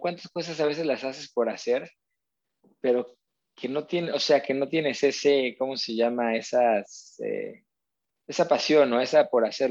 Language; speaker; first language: Spanish; native; Spanish